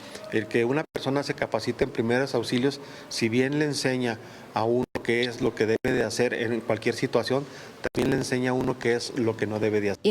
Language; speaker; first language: Spanish; native; Spanish